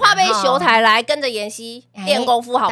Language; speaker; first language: Chinese; native; Chinese